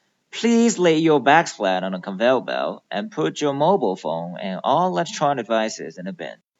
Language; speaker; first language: English; non-native, fluent; Chinese